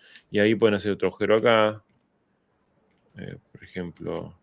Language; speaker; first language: Spanish; native; Spanish